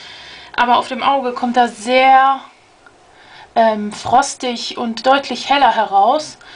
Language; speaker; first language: German; native; German